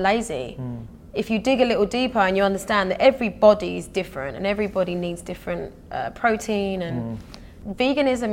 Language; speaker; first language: English; native; English